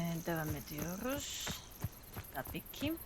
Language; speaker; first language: Turkish; non-native, learner; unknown